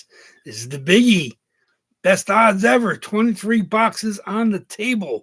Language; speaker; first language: English; native; English